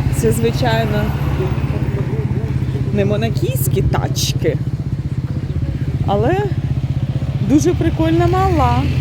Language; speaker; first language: Ukrainian; native; Ukrainian